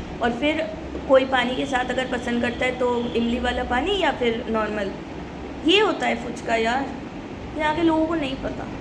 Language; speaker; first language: Hindi; non-native, local second language; Bangla